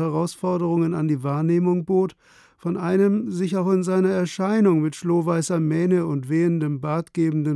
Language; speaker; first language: German; native; German